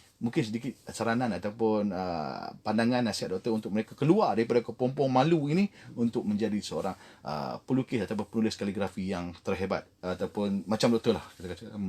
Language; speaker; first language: Malay; native; Malay